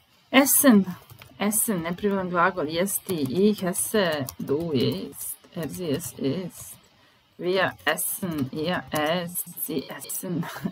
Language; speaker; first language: German; non-native, fluent; Serbian